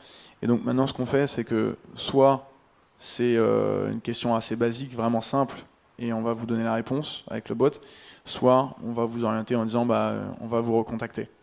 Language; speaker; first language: French; native; French